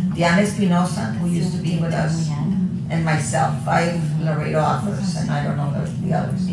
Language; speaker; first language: English; early bilingual, other home language; Spanish